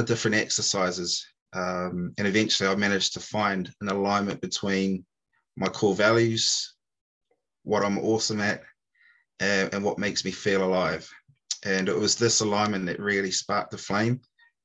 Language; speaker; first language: English; native; English